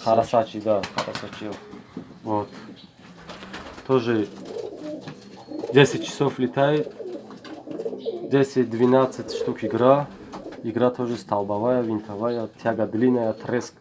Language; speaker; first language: Russian; non-native, local second language; Tajik